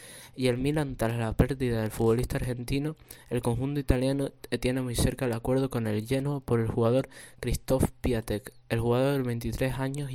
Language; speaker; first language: Spanish; native; Spanish